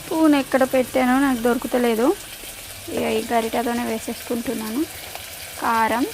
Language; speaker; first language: Telugu; native; Telugu